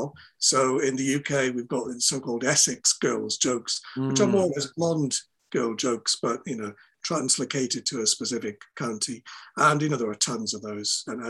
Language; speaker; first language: English; native; English